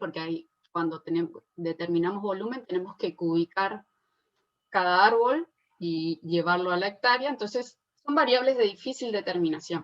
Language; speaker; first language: Spanish; native; Spanish